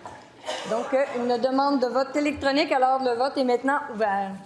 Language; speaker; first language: French; native; French